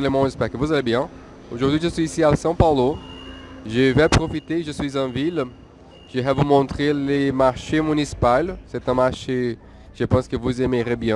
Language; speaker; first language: French; non-native, fluent; Portuguese